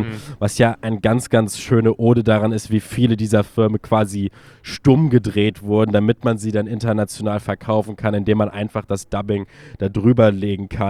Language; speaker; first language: German; native; German